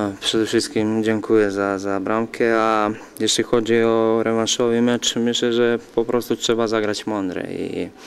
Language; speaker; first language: Polish; non-native, fluent; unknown